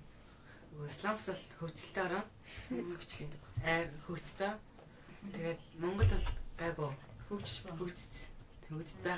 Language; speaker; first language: Mongolian; early bilingual, heritage; Mongolian